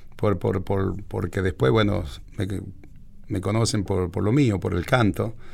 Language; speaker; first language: Spanish; native; Spanish